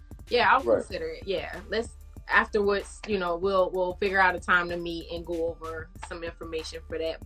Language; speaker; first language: English; native; English